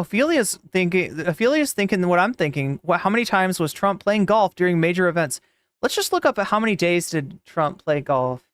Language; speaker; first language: English; native; English